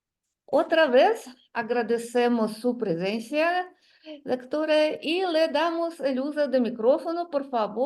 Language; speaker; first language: Spanish; non-native, learner; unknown